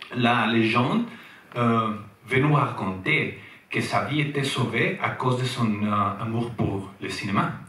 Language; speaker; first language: French; non-native, fluent; Spanish